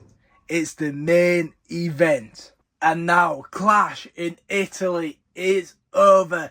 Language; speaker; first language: English; native; English